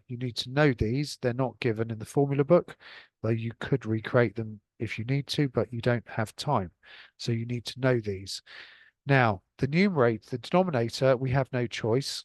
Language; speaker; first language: English; native; English